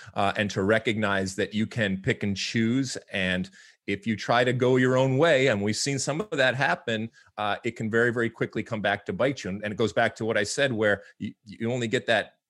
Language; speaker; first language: English; native; English